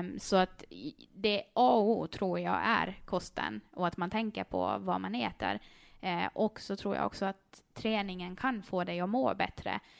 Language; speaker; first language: Swedish; native; Swedish